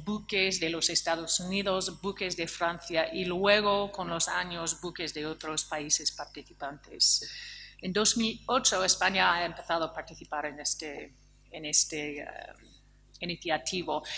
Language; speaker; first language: Spanish; non-native, fluent; English